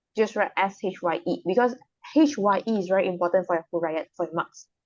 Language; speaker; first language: English; non-native, local second language; Chinese